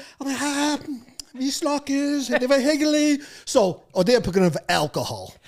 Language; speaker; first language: Norwegian; non-native, fluent; English